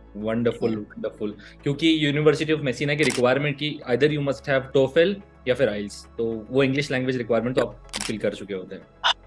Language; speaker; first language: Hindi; native; Hindi